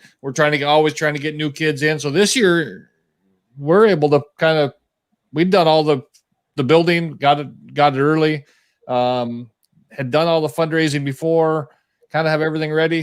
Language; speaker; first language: English; native; English